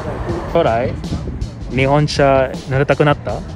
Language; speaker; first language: Japanese; non-native, fluent; English